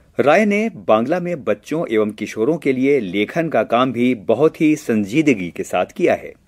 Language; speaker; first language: Hindi; native; Hindi